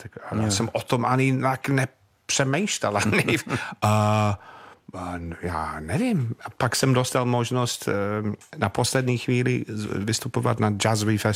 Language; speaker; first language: Czech; non-native, fluent; English